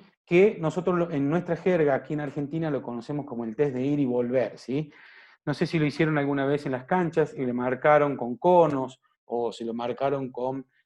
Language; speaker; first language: Spanish; native; Spanish